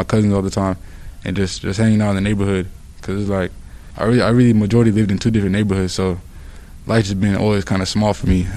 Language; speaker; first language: English; native; English